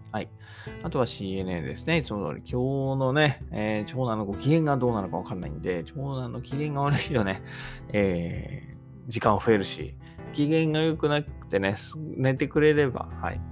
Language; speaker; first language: Japanese; native; Japanese